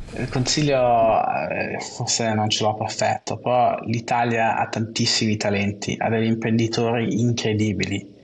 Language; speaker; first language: Italian; non-native, local second language; German